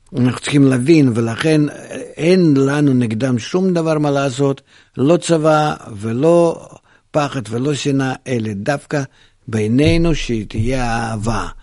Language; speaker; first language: Hebrew; non-native, fluent; Russian